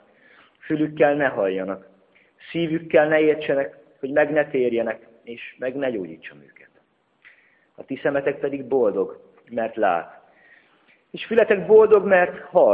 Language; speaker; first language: Hungarian; native; Hungarian